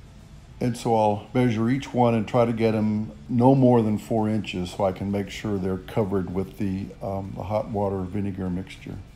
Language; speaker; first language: English; native; English